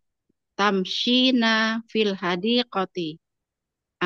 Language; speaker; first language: Arabic; non-native, learner; Indonesian